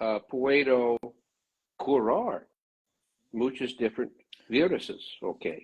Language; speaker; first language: Spanish; non-native, learner; English